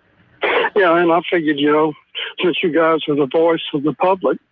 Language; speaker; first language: English; native; English